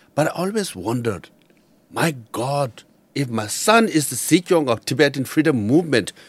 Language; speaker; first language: English; non-native, local second language; Nepali